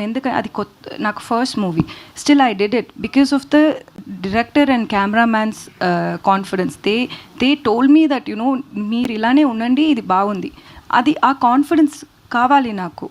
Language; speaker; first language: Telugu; non-native, fluent; Tamil